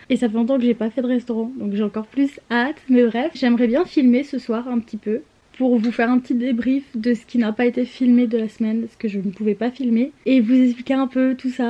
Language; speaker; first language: French; native; French